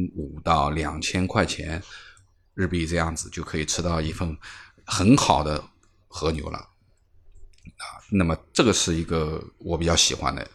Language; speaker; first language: Chinese; native; Chinese